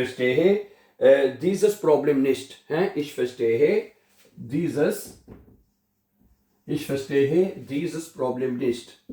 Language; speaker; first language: German; non-native, fluent; Urdu